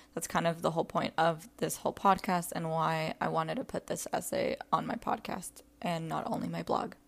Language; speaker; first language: English; early bilingual, other home language; Spanish